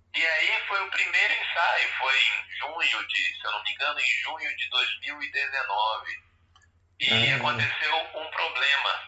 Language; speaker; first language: Portuguese; native; Portuguese